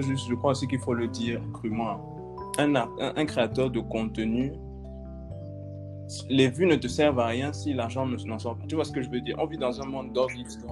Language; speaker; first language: French; native; French